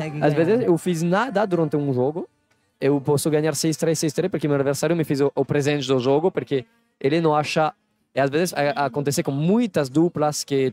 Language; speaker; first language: Portuguese; non-native, learner; Italian